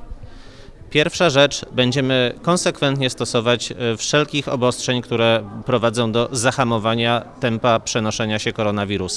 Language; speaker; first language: Polish; native; Polish